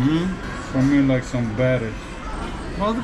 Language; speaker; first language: English; non-native, learner; Polish